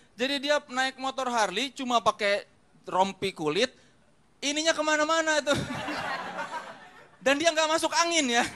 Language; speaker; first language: Indonesian; native; Indonesian